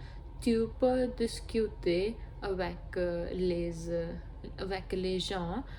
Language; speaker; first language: French; non-native, learner; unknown